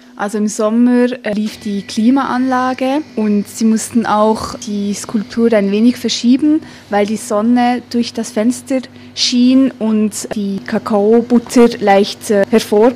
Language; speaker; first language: German; native; German